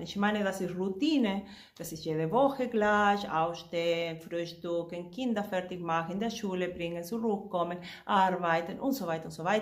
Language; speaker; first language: German; non-native, fluent; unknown